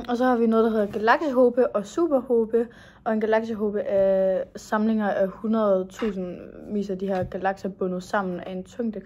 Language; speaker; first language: Danish; native; Danish